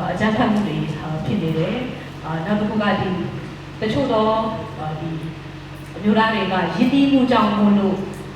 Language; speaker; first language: Burmese; non-native, local second language; Shwe Palaung